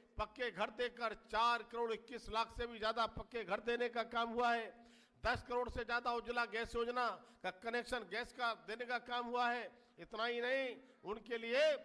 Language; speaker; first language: Hindi; native; Hindi